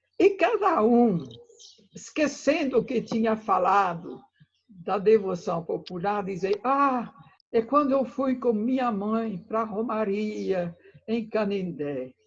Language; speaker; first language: Portuguese; non-native, fluent; French